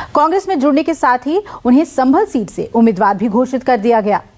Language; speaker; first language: Hindi; native; Hindi